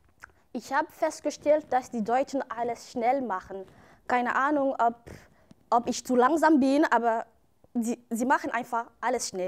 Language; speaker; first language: German; non-native, fluent; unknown